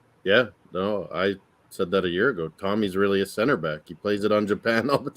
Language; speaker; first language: English; native; English